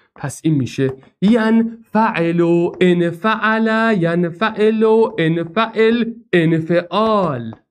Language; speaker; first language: Persian; non-native, local second language; Azerbaijani